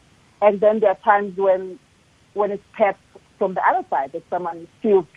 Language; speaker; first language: English; non-native, local second language; Zulu